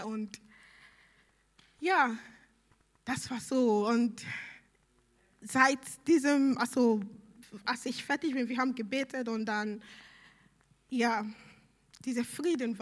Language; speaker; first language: German; non-native, learner; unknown